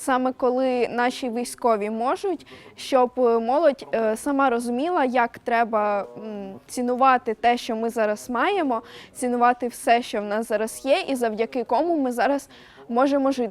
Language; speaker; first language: Ukrainian; native; Ukrainian